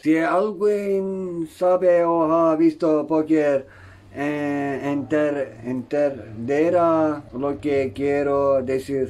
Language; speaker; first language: Spanish; non-native, learner; Turkish